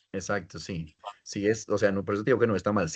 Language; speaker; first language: Spanish; native; Spanish